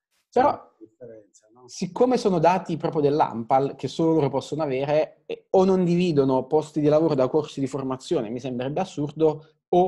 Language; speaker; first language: Italian; native; Italian